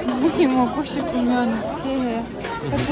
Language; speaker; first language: Korean; non-native, learner; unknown